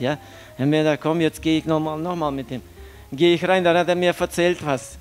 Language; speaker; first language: German; non-native, fluent; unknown